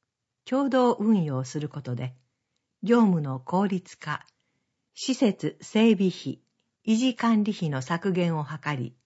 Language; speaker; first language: Japanese; native; Japanese